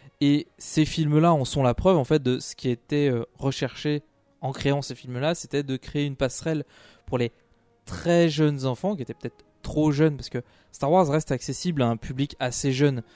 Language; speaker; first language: French; native; French